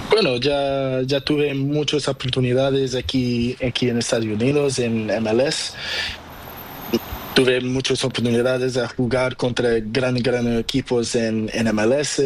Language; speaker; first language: Spanish; non-native, learner; Portuguese